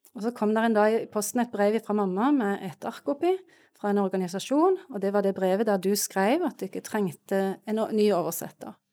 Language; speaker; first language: Norwegian; native; Norwegian